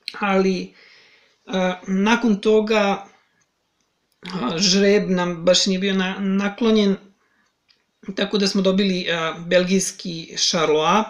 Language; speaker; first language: Serbian; native; Serbian